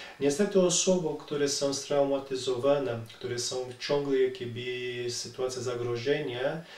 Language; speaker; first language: Polish; non-native, learner; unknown